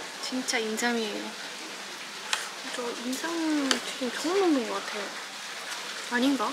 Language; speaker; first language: Korean; non-native, fluent; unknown